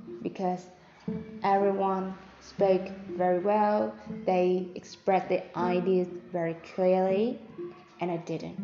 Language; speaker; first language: English; non-native, fluent; Vietnamese